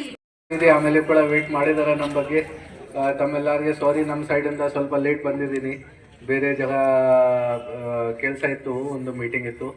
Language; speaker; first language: Kannada; non-native, fluent; Hindi